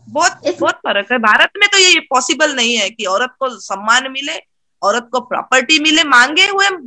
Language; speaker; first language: Hindi; non-native, local second language; Marathi